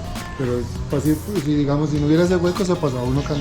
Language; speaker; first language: Spanish; native; Spanish